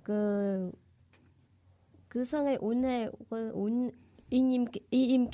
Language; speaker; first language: Korean; non-native, learner; Vietnamese